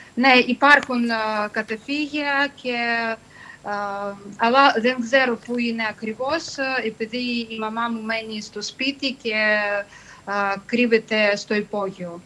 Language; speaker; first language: Greek; non-native, fluent; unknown